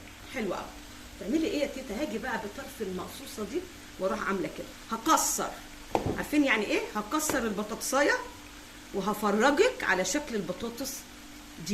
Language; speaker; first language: Arabic; native; Arabic